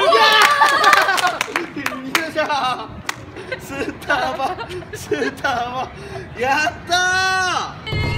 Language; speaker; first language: Japanese; native; Japanese